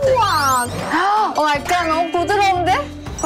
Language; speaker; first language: Korean; non-native, fluent; Chinese